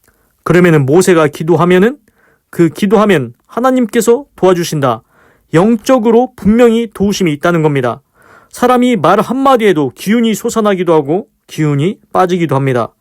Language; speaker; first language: Korean; native; Korean